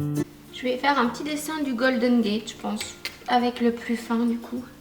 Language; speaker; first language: French; native; French